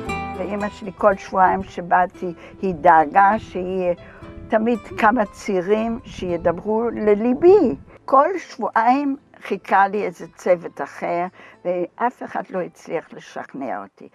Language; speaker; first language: Hebrew; non-native, fluent; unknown